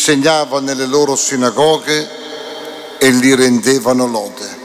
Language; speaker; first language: Italian; native; Italian